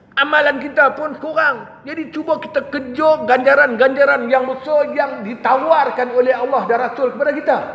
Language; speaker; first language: Malay; native; Malay